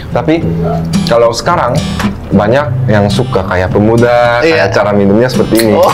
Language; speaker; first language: Indonesian; non-native, fluent; Korean